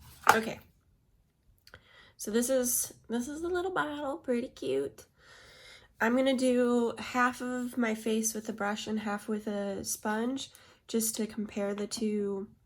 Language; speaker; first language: English; native; English